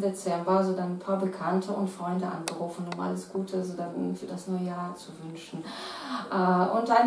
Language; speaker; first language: German; non-native, fluent; Russian